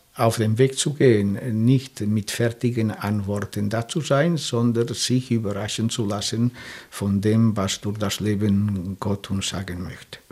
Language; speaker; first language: German; non-native, fluent; French